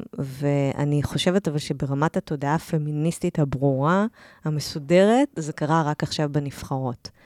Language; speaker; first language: Hebrew; native; Hebrew